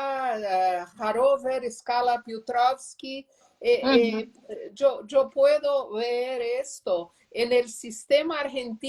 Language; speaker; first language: Spanish; non-native, learner; Portuguese